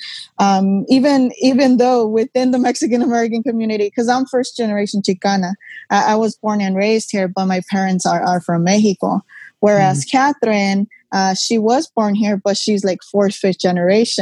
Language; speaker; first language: English; native; English